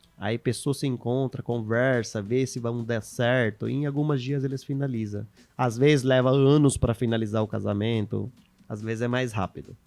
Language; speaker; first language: Portuguese; non-native, fluent; Hindi